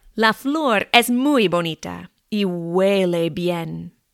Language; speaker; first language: Spanish; non-native, fluent; English